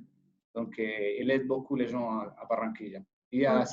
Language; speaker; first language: French; non-native, fluent; Spanish